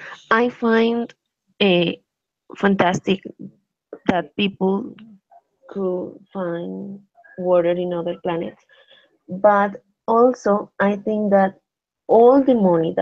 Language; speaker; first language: English; non-native, learner; Spanish